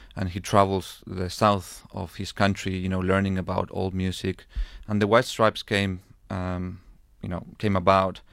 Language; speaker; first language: English; non-native, fluent; Spanish